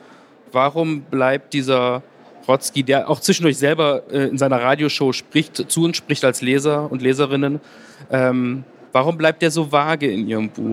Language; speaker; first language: German; native; German